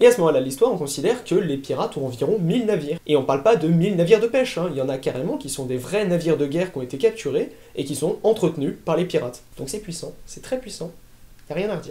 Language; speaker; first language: French; native; French